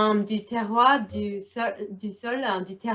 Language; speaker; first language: French; non-native, learner; English